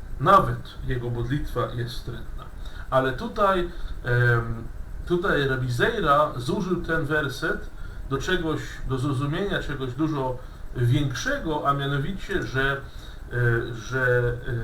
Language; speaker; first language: Polish; non-native, fluent; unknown